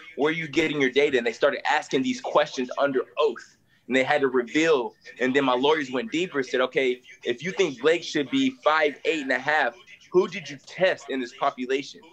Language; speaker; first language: English; native; English